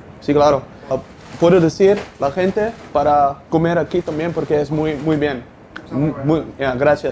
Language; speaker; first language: Spanish; non-native, learner; Dutch